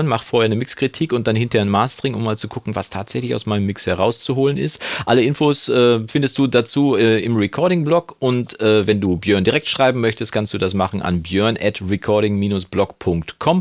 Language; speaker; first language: German; native; German